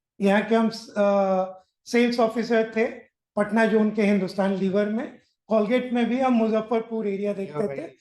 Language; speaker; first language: Hindi; native; Hindi